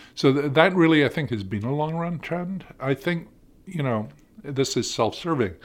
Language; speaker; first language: English; native; English